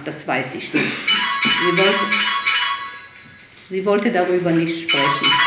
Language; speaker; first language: German; early bilingual, heritage; German